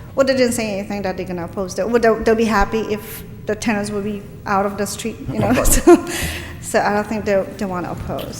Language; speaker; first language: English; non-native, fluent; Polish